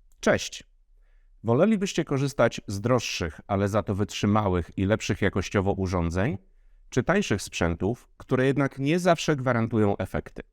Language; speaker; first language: Polish; native; Polish